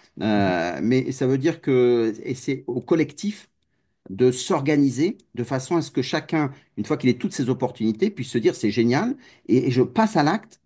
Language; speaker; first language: French; native; French